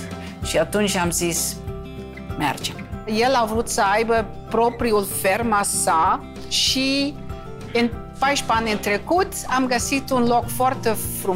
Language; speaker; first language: Romanian; non-native, fluent; Dutch